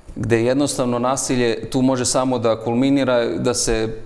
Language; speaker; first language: Serbian; native; Serbian